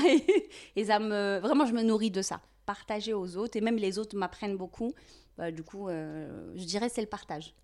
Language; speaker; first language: French; non-native, local second language; Kabyle